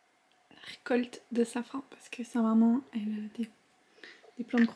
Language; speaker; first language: French; native; French